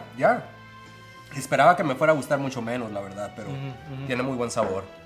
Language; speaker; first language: Spanish; native; Spanish